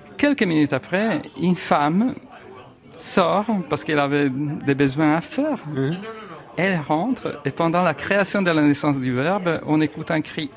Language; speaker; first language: French; non-native, fluent; Italian